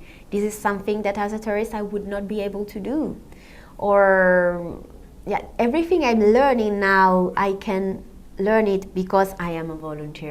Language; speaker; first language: English; non-native, fluent; Italian